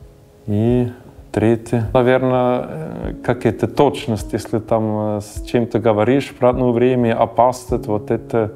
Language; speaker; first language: Russian; non-native, learner; German